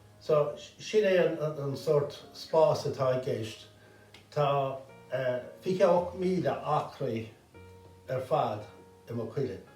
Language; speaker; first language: Irish; native; Irish